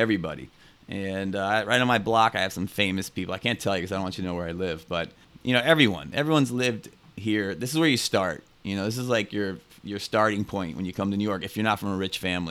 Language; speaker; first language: English; native; English